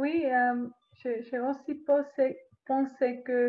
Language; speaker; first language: French; non-native, learner; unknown